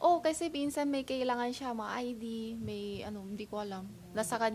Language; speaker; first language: Filipino; non-native, learner; Chinese